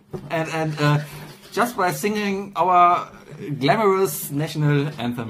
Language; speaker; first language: English; non-native, fluent; German